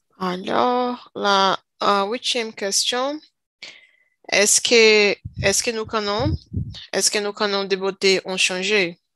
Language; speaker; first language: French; non-native, learner; Portuguese